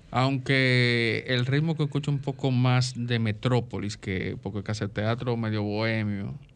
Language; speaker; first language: Spanish; native; Spanish